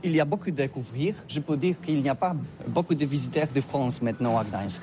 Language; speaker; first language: French; non-native, learner; Polish